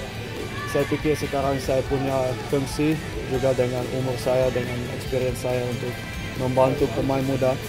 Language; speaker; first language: Indonesian; non-native, fluent; Dutch